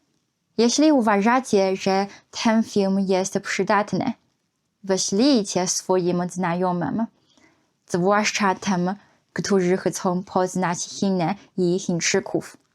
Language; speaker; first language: Polish; non-native, fluent; Chinese